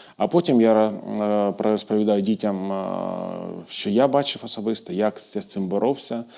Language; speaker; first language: Ukrainian; non-native, local second language; Russian